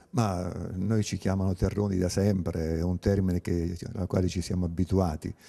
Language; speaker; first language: Italian; native; Italian